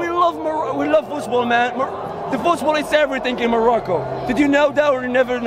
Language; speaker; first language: English; non-native, learner; Arabic